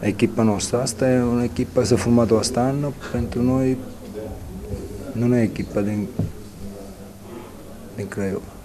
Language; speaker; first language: Romanian; non-native, learner; Italian